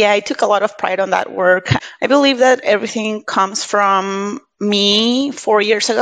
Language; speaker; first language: English; non-native, fluent; Spanish